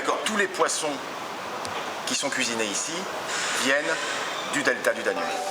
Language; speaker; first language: French; native; French